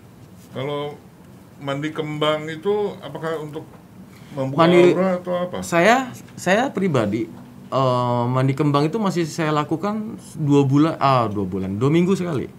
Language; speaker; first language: Indonesian; native; Indonesian